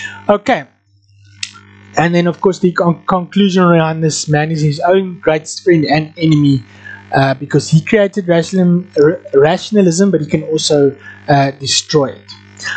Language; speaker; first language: English; non-native, local second language; Afrikaans